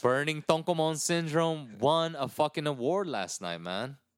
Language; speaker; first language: English; early bilingual, other home language; Korean